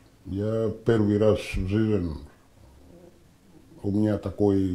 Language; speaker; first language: Russian; non-native, learner; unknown